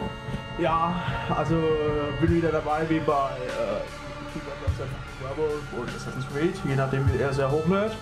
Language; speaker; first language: German; native; German